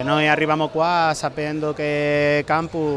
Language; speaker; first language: Italian; non-native, learner; Spanish